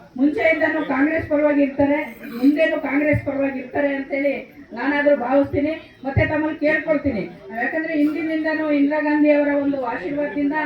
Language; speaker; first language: Kannada; non-native, local second language; Lambadi